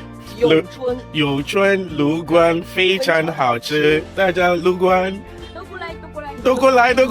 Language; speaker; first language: Chinese; non-native, learner; English